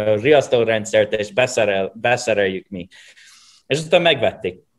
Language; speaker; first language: Hungarian; non-native, fluent; English